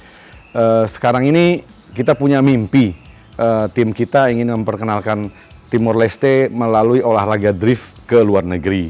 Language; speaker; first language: Indonesian; non-native, local second language; Tetum